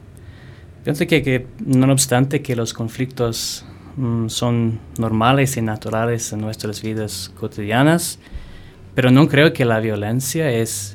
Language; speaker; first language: Spanish; non-native, fluent; English